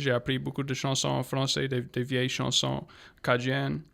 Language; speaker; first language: French; non-native, local second language; English